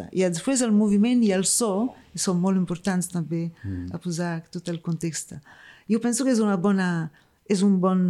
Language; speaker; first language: Catalan; non-native, fluent; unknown